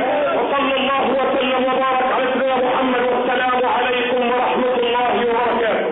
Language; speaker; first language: Arabic; native; Arabic